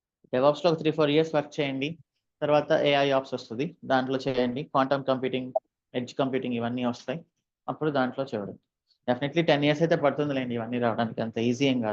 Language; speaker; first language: Telugu; native; Telugu